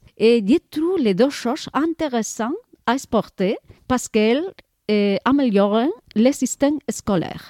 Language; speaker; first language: French; non-native, learner; Spanish